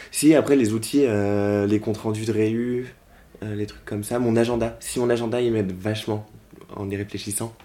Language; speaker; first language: French; native; French